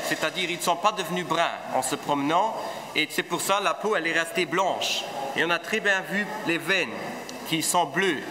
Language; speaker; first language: French; non-native, local second language; Luxembourgish